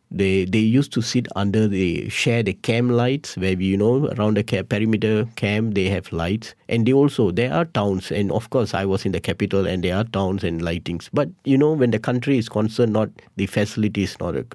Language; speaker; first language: English; non-native, local second language; Tamil